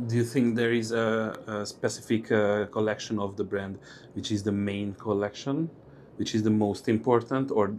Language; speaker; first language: English; non-native, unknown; Hungarian